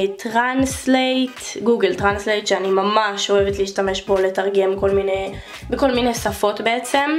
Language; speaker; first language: Hebrew; native; Hebrew